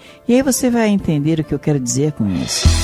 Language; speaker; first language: Portuguese; native; Portuguese